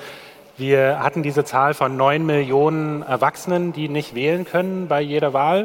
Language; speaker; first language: German; native; German